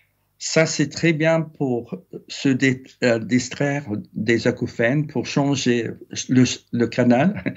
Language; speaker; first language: French; non-native, fluent; English